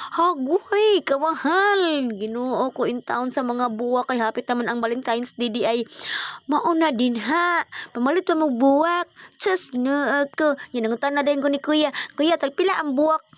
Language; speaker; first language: Cebuano; native; Cebuano